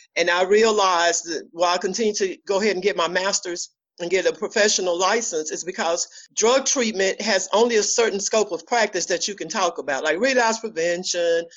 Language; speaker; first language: English; native; English